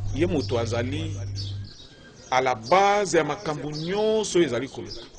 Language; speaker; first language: Lingala; native; Lingala